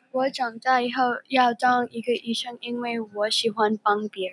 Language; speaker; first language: Chinese; non-native, learner; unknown